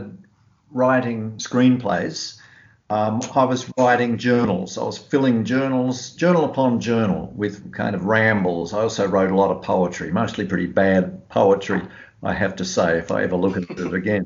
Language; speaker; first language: English; native; English